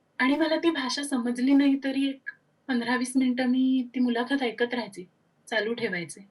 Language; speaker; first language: Marathi; native; Marathi